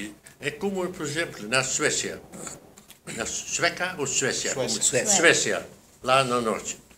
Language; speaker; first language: Portuguese; non-native, fluent; Dutch